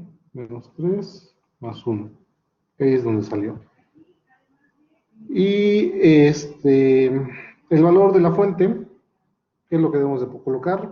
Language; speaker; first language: Spanish; native; Spanish